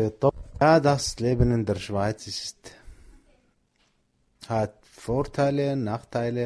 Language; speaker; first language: German; non-native, learner; Arabic